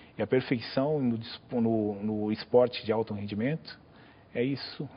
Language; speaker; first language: Portuguese; native; Portuguese